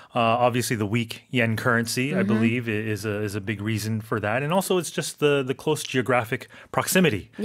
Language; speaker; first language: English; native; English